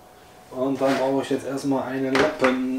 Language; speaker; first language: German; native; German